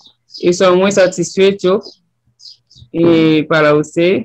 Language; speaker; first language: Spanish; non-native, learner; Haitian Creole